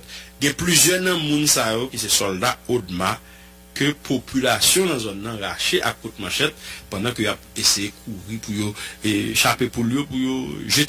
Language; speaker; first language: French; non-native, local second language; Haitian Creole